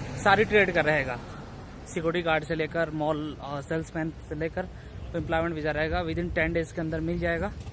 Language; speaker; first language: Hindi; native; Hindi